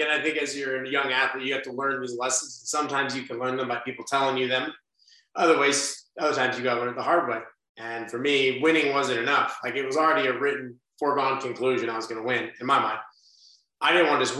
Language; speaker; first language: English; native; English